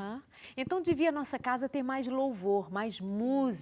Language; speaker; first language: Portuguese; native; Portuguese